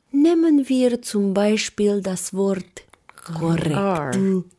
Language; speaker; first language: German; non-native, fluent; Romanian